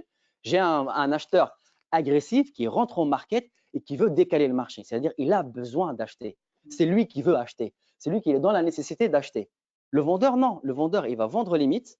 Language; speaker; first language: French; native; French